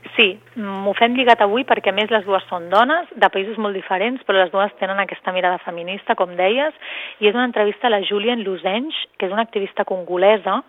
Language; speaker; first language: Catalan; native; Catalan